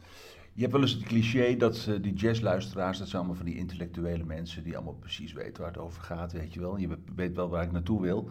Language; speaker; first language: Dutch; native; Dutch